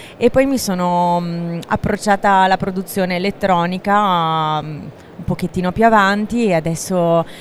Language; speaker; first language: Italian; native; Italian